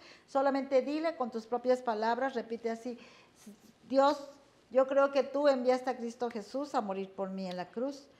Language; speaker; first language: Spanish; native; Spanish